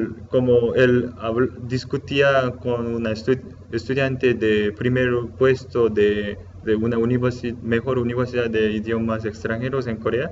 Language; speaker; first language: Spanish; non-native, learner; Korean